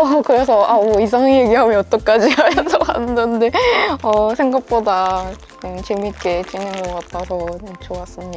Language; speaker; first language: Korean; non-native, fluent; Japanese